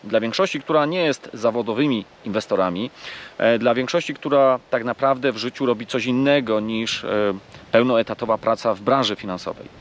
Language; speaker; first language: Polish; native; Polish